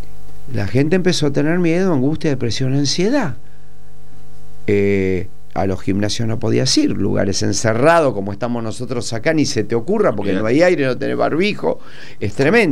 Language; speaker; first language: Spanish; native; Spanish